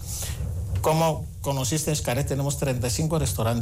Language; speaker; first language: Spanish; non-native, fluent; Greek